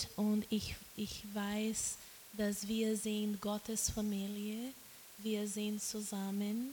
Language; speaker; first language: German; non-native, learner; Portuguese